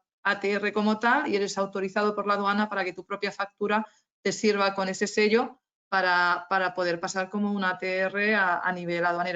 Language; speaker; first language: Spanish; native; Spanish